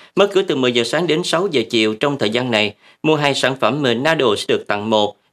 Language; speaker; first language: Vietnamese; native; Vietnamese